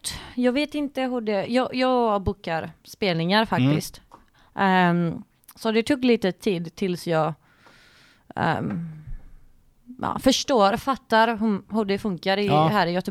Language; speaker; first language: Swedish; non-native, fluent; Greek